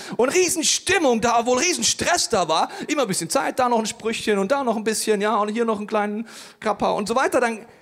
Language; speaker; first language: German; native; German